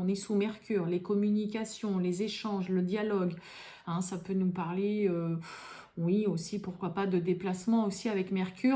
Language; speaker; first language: French; native; French